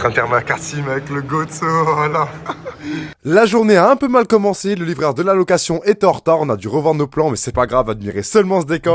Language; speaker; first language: French; native; French